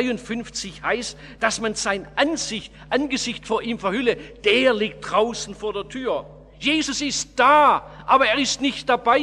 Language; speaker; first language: German; native; German